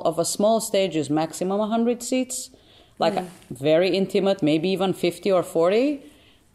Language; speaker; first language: English; non-native, fluent; Albanian